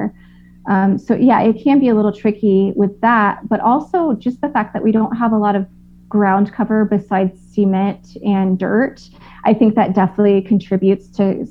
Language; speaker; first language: English; native; English